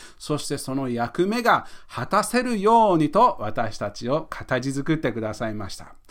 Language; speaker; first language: Japanese; non-native, fluent; English